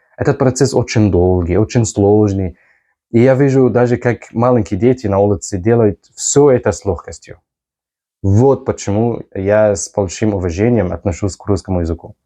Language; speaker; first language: Russian; non-native, fluent; Arabic